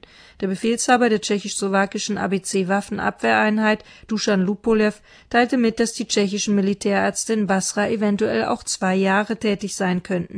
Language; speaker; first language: German; native; German